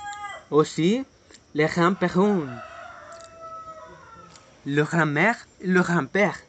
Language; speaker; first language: French; non-native, learner; Spanish